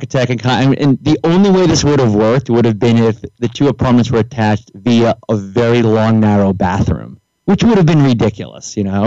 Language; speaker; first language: English; native; English